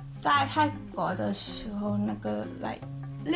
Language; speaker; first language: Chinese; non-native, learner; Thai